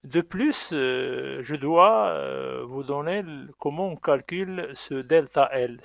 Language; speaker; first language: French; non-native, local second language; Arabic